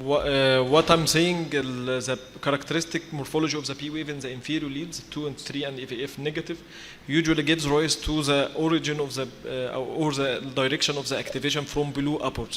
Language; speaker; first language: English; non-native, fluent; Arabic